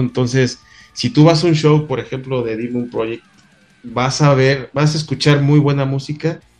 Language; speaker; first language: Spanish; native; Spanish